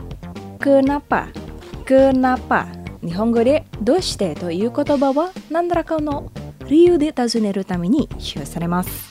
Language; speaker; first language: Japanese; non-native, fluent; Indonesian